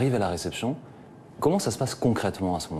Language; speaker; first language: French; native; French